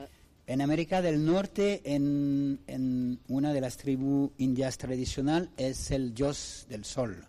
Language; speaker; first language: Spanish; non-native, fluent; French